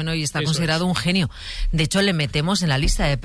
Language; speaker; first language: Spanish; native; Spanish